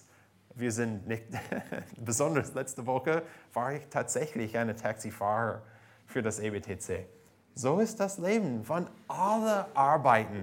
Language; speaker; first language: German; non-native, fluent; English